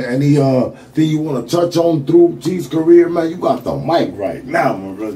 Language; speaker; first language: English; native; English